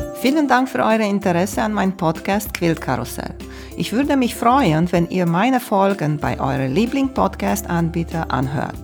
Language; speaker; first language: German; non-native, fluent; Romanian